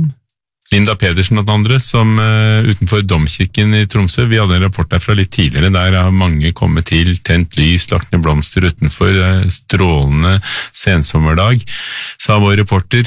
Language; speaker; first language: Norwegian; native; Norwegian